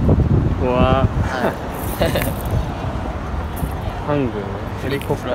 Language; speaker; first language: Japanese; non-native, fluent; English